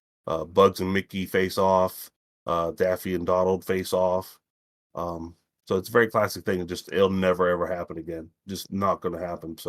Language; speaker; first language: English; native; English